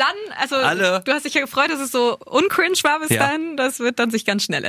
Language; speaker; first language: German; native; German